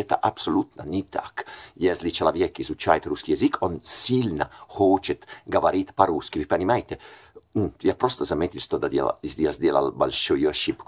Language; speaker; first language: Russian; non-native, fluent; Italian